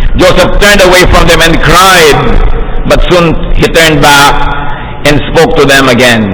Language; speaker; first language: English; non-native, local second language; Filipino